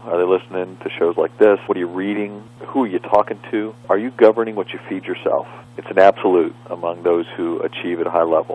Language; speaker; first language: English; native; English